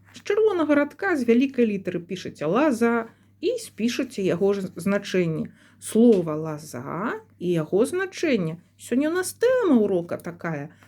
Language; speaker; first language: Belarusian; non-native, local second language; Russian